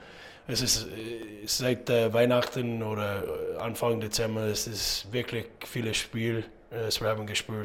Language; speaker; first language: German; non-native, learner; English